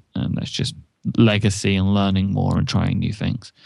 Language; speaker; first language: English; native; English